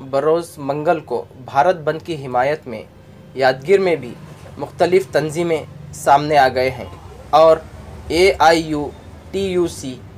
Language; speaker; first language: Urdu; native; Urdu